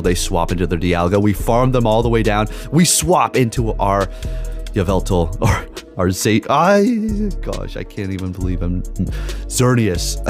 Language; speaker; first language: English; native; English